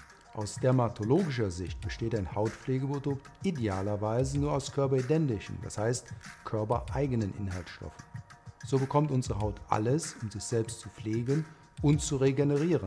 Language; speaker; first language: German; native; German